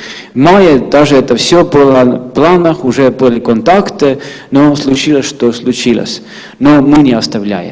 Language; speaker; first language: Russian; non-native, fluent; Estonian